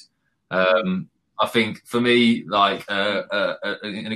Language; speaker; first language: English; native; English